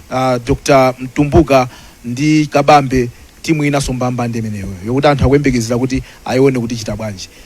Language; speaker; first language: Nyanja; non-native, local second language; Tumbuka